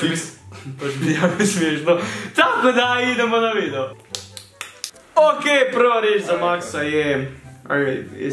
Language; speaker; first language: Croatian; early bilingual, heritage; Croatian